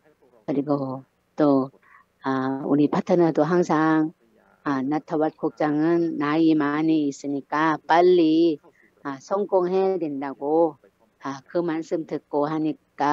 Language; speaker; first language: Korean; non-native, learner; Thai